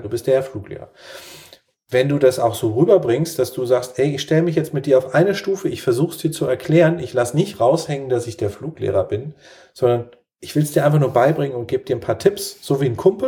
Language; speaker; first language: German; native; German